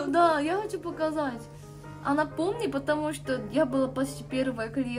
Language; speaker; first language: Russian; non-native, fluent; Korean